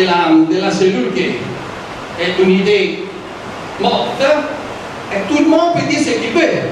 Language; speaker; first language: French; non-native, fluent; Italian